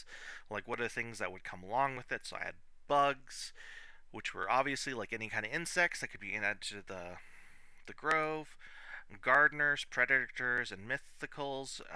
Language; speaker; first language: English; native; English